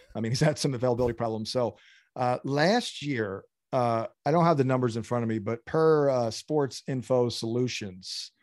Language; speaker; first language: English; native; English